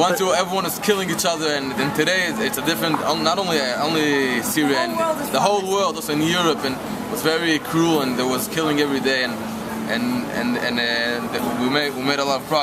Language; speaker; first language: English; non-native, fluent; Hebrew